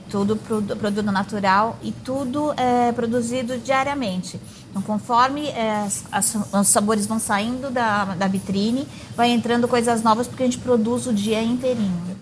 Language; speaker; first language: Portuguese; native; Portuguese